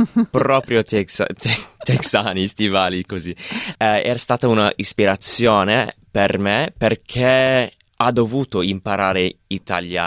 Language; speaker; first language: Italian; non-native, fluent; English